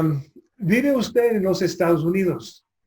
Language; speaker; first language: Spanish; non-native, fluent; English